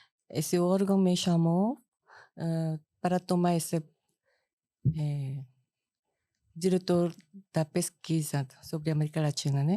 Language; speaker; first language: Portuguese; non-native, fluent; Korean